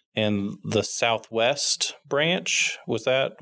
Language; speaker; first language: English; native; English